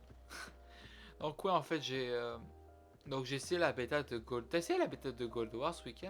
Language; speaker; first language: French; native; French